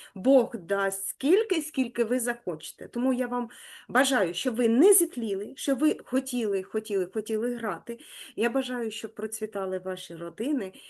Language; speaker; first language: Ukrainian; native; Ukrainian